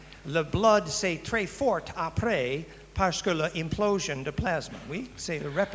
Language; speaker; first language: French; non-native, learner; English